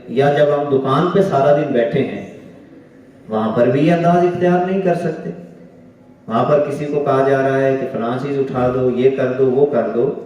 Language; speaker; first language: Urdu; non-native, local second language; Punjabi